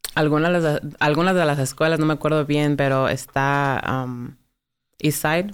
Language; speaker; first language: Spanish; early bilingual, heritage; Spanish